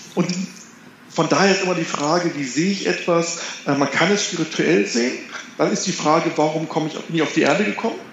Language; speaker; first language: German; native; German